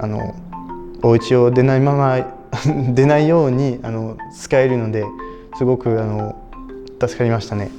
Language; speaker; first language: Japanese; non-native, fluent; French